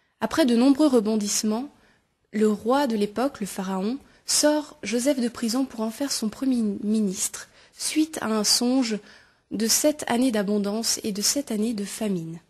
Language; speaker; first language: French; native; French